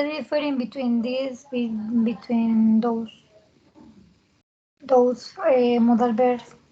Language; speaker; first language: English; non-native, learner; Spanish